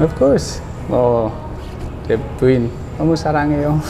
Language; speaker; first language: Korean; non-native, learner; English